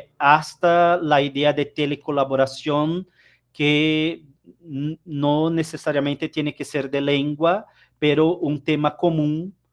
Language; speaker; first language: Spanish; non-native, fluent; Portuguese